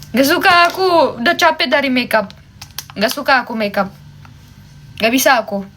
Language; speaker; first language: Indonesian; non-native, fluent; German